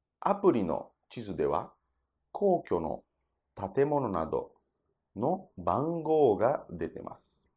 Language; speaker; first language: Japanese; non-native, fluent; Portuguese